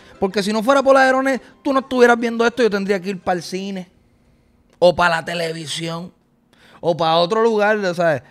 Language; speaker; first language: Spanish; native; Spanish